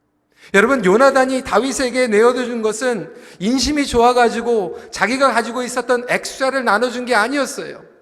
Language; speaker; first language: Korean; native; Korean